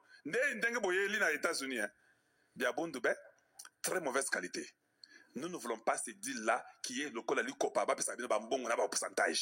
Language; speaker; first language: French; non-native, local second language; Lingala